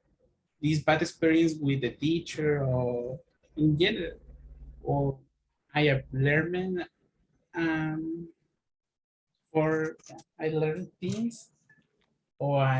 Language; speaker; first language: English; non-native, learner; Spanish